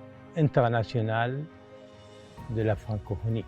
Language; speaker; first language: French; non-native, fluent; Arabic